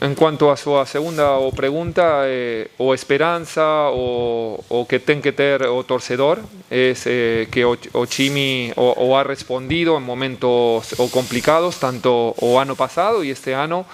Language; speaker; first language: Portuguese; non-native, learner; Spanish